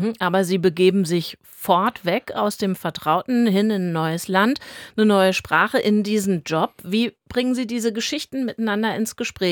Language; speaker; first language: German; native; German